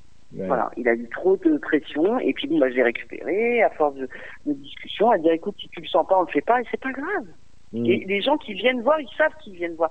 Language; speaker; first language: French; native; French